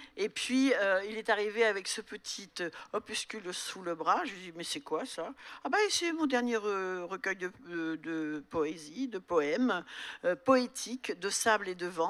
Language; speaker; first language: French; native; French